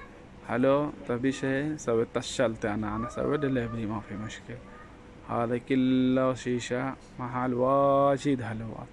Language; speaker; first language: Arabic; non-native, learner; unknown